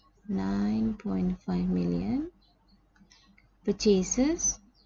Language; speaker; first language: English; non-native, local second language; Malay